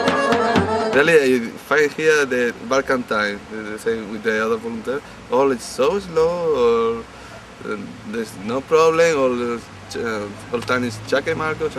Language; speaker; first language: English; non-native, learner; Spanish